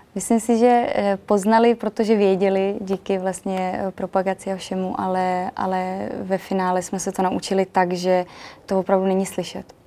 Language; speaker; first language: Czech; early bilingual, other home language; Macedonian